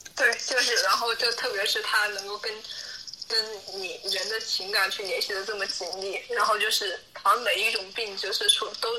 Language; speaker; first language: Chinese; native; Chinese